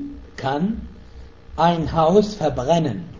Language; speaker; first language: German; non-native, fluent; Arabic